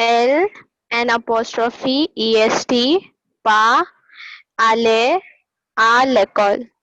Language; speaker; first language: French; non-native, learner; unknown